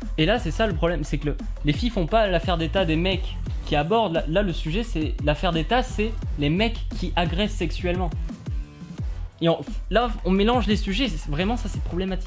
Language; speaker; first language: French; native; French